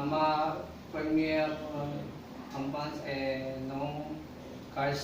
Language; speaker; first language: French; non-native, learner; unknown